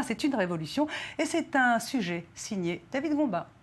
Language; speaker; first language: French; native; French